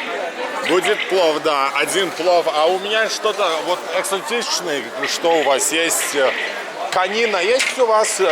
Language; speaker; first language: Russian; non-native, fluent; Latvian